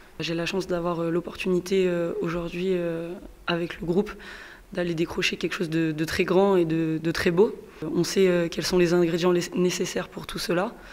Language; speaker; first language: French; native; French